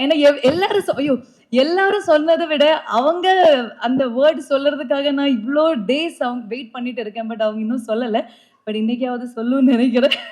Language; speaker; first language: Tamil; non-native, fluent; Malayalam